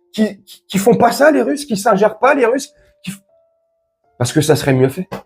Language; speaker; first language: French; native; French